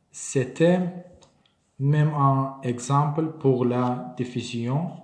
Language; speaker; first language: French; non-native, learner; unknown